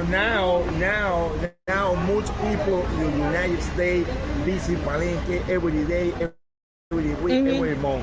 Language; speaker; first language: English; non-native, learner; Spanish